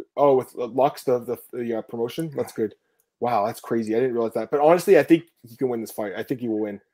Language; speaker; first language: English; non-native, fluent; Dutch